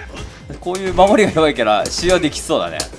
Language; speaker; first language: Japanese; native; Japanese